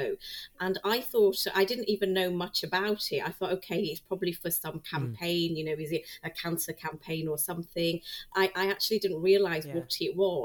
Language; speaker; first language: English; native; English